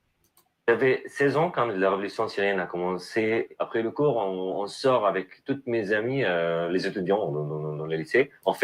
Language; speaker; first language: French; non-native, learner; Arabic